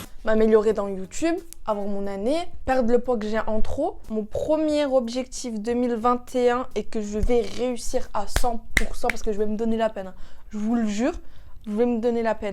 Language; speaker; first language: French; native; French